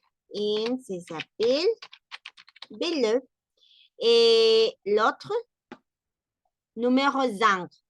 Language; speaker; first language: French; non-native, learner; Spanish